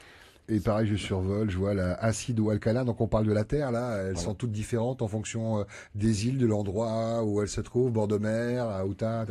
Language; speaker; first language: French; native; French